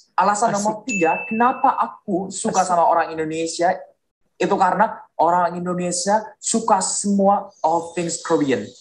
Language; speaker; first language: Indonesian; non-native, fluent; Korean